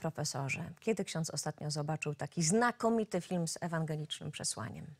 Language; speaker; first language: Polish; native; Polish